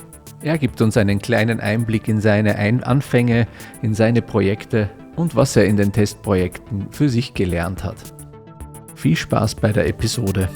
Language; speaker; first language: German; native; German